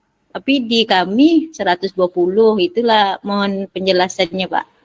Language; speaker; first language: Indonesian; native; Indonesian